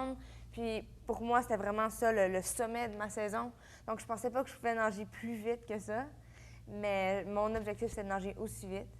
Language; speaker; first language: French; native; French